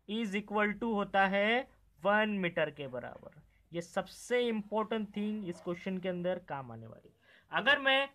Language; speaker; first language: Hindi; non-native, local second language; Marathi